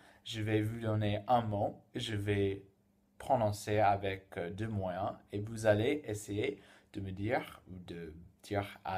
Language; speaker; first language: French; non-native, fluent; English